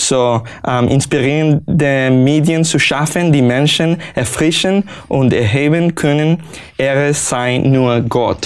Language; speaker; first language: German; non-native, learner; Spanish